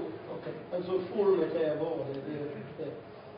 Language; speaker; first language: Swedish; non-native, fluent; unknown